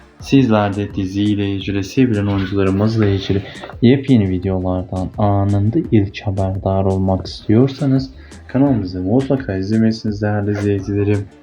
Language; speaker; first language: Turkish; native; Turkish